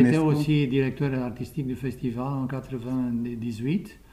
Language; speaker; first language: French; non-native, fluent; Romanian